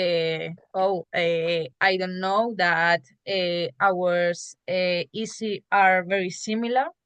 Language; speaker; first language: English; non-native, learner; Spanish